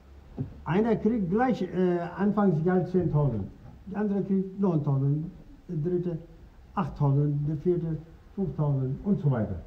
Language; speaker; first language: German; non-native, fluent; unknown